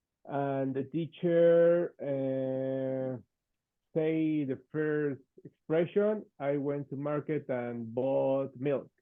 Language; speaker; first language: English; non-native, fluent; Spanish